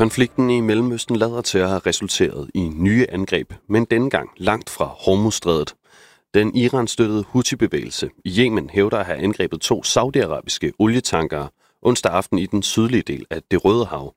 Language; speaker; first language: Danish; native; Danish